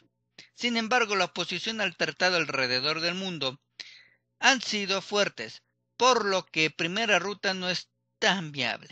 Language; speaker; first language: Spanish; native; Spanish